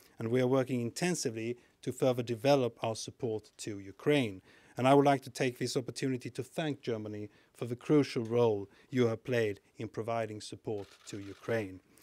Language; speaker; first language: English; non-native, fluent; Swedish